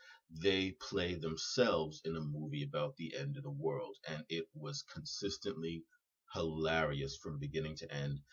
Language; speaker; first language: English; native; English